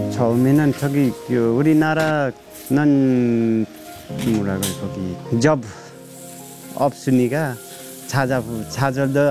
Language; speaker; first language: Korean; non-native, learner; Nepali